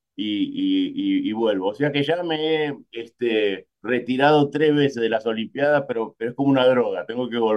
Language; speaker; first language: Spanish; native; Spanish